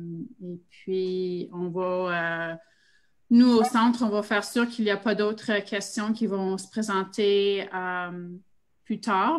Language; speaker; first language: French; native; French